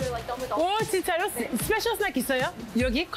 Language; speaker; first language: Korean; non-native, learner; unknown